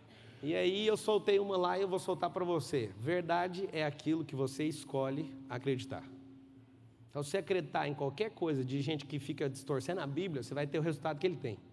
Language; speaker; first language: Portuguese; native; Portuguese